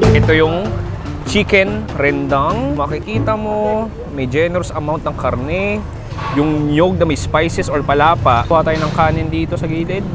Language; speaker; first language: Filipino; native; Filipino